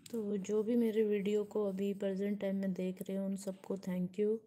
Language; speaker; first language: Hindi; native; Hindi